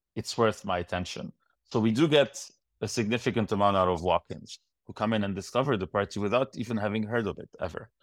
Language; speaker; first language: English; non-native, fluent; Arabic